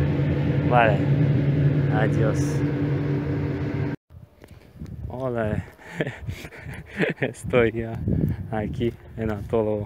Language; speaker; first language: Spanish; non-native, learner; Bulgarian